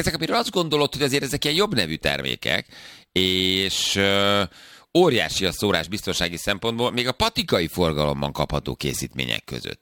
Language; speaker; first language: Hungarian; native; Hungarian